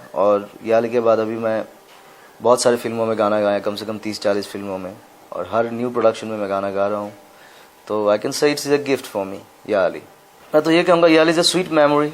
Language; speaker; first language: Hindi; non-native, local second language; Assamese